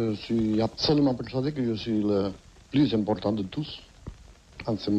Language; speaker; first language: French; non-native, fluent; Catalan